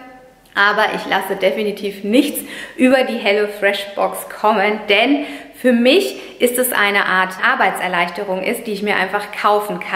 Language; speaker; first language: German; native; German